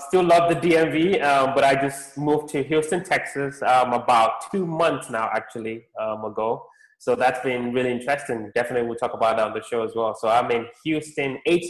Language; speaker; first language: English; non-native, local second language; Yoruba